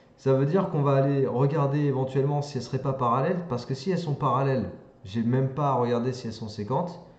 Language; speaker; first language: French; native; French